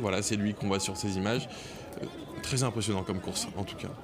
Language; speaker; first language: French; native; French